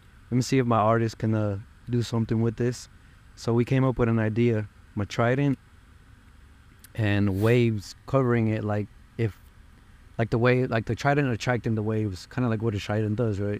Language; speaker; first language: English; early bilingual, other home language; Spanish